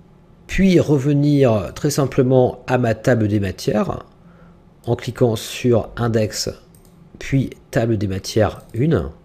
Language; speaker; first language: French; native; French